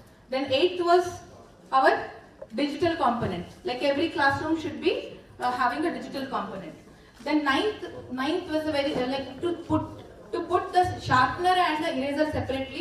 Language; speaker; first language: English; non-native, local second language; Telugu